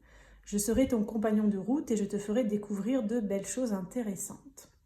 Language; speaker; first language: French; native; French